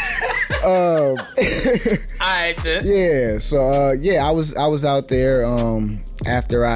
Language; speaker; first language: English; native; English